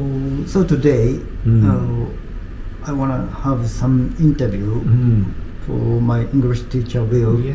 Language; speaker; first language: English; non-native, learner; Japanese